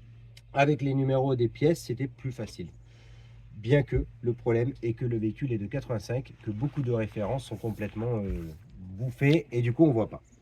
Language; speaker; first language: French; native; French